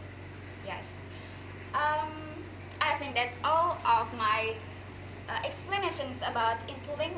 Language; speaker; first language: English; non-native, learner; Indonesian